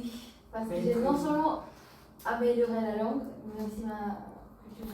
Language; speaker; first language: French; non-native, learner; Bulgarian